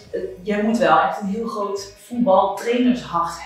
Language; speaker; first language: Dutch; native; Dutch